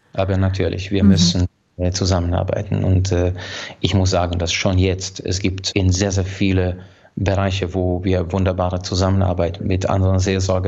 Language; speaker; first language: German; non-native, fluent; Hungarian